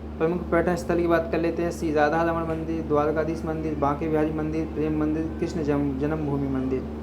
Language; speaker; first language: Hindi; native; Hindi